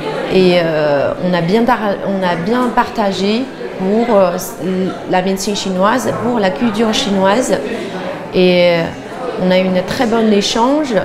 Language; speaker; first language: French; non-native, fluent; Chinese